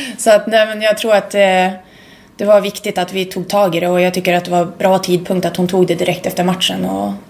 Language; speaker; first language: Swedish; native; Swedish